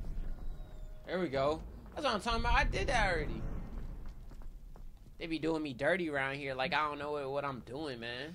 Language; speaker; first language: English; native; English